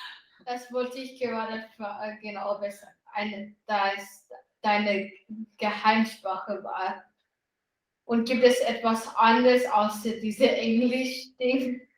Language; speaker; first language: German; non-native, learner; English